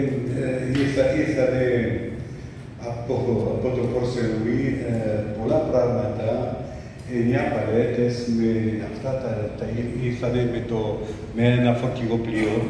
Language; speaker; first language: Greek; early bilingual, heritage; French